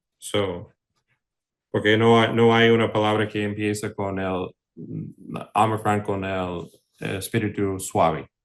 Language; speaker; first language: Spanish; early bilingual, heritage; English